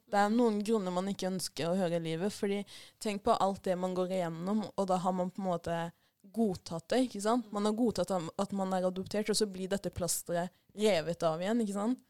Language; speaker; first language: Norwegian; early bilingual, other home language; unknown